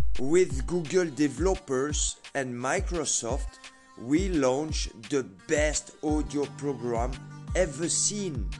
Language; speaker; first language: English; non-native, learner; French